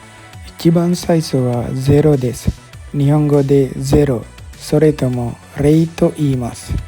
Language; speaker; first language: Japanese; non-native, fluent; Sinhala